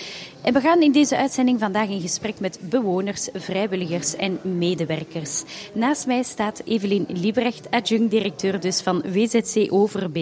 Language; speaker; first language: Dutch; native; Dutch